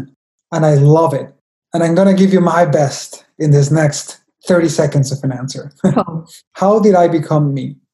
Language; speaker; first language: English; non-native, fluent; Spanish